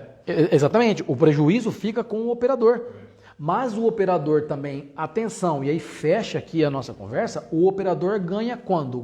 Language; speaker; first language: Portuguese; native; Portuguese